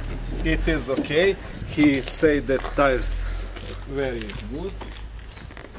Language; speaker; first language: English; non-native, learner; Serbian